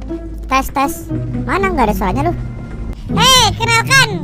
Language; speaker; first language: Indonesian; native; Indonesian